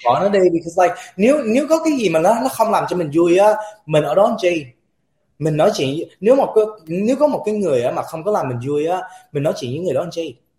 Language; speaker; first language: Vietnamese; early bilingual, heritage; Vietnamese